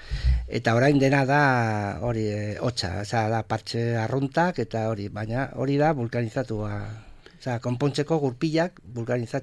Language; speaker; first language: Basque; non-native, local second language; Spanish